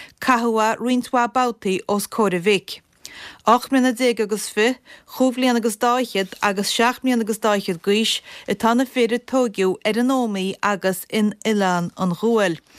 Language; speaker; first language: Irish; native; Irish